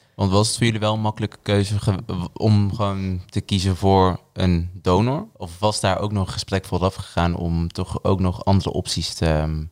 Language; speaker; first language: Dutch; native; Dutch